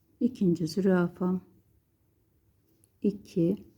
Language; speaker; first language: Turkish; native; Turkish